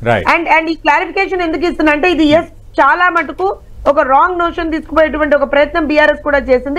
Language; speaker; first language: Telugu; native; Telugu